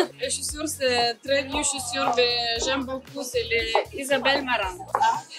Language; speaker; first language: French; non-native, learner; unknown